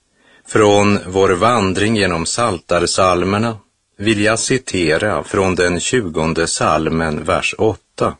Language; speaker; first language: Swedish; native; Swedish